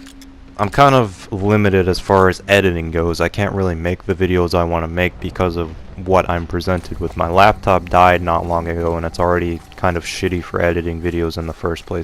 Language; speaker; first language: English; native; English